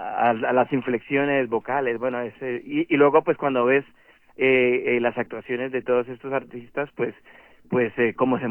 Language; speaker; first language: Spanish; native; Spanish